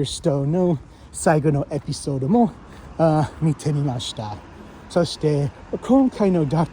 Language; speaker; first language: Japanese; non-native, fluent; English